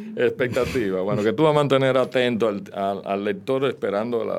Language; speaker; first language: Spanish; native; Spanish